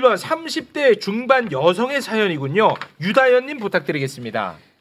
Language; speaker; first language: Korean; native; Korean